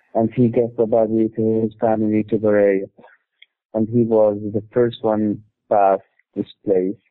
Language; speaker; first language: English; non-native, learner; Arabic